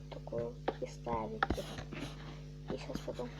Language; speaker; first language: Russian; native; Russian